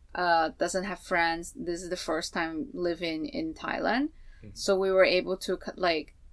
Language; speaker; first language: English; non-native, fluent; Chinese